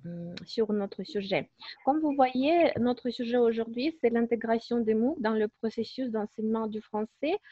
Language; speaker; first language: French; non-native, fluent; Russian